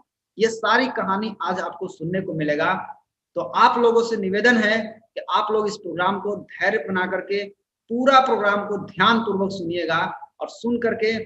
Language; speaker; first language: Hindi; native; Hindi